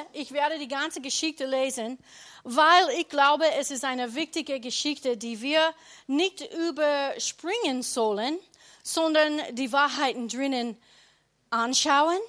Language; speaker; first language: German; non-native, learner; English